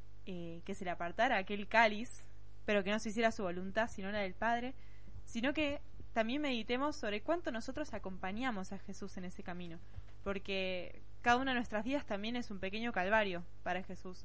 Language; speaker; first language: Spanish; native; Spanish